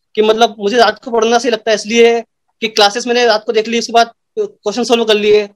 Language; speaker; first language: Hindi; native; Hindi